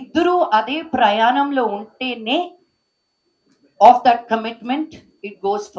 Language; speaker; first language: Telugu; native; Telugu